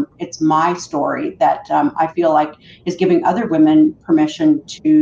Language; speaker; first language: English; native; English